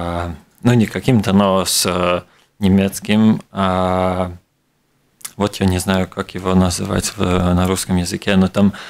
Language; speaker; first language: Russian; non-native, local second language; Latvian